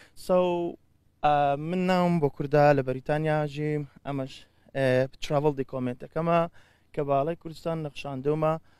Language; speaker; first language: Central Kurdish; early bilingual, heritage; Central Kurdish